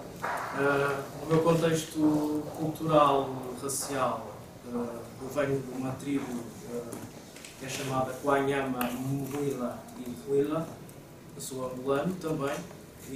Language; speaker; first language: Portuguese; native; Portuguese